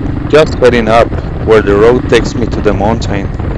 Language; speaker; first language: English; non-native, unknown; Spanish